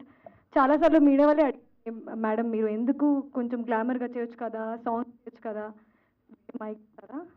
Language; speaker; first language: Telugu; non-native, fluent; Hindi